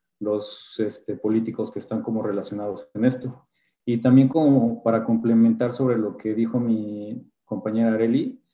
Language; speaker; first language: Spanish; native; Spanish